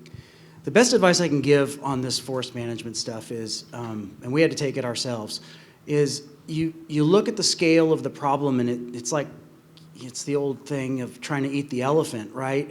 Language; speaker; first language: English; native; English